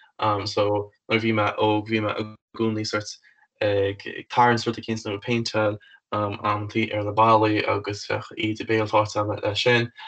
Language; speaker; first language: Irish; native; Irish